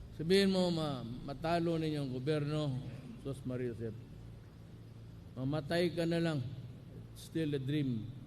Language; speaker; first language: Filipino; non-native, local second language; Cebuano